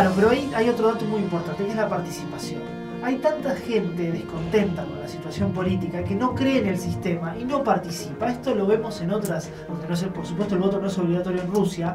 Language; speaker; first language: Spanish; native; Spanish